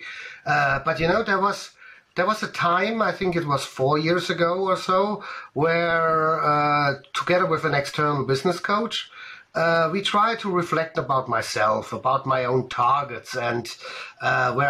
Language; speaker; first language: English; non-native, fluent; German